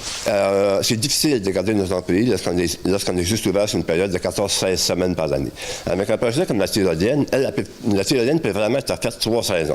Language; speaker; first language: French; native; French